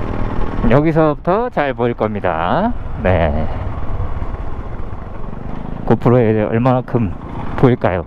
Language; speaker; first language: Korean; native; Korean